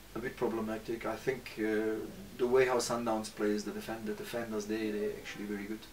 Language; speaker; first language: English; non-native, fluent; Turkish